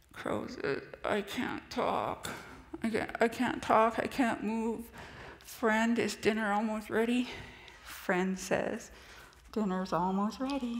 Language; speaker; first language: English; native; English